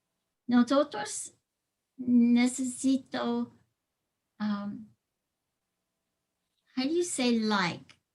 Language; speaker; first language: Spanish; early bilingual, heritage; English